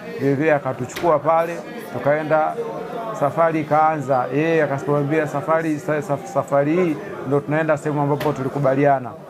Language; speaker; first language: Swahili; native; Swahili